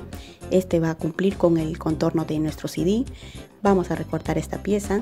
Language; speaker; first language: Spanish; native; Spanish